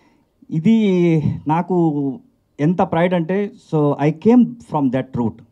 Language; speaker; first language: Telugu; non-native, learner; Kannada